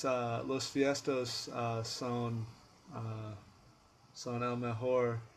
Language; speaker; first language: Spanish; non-native, learner; English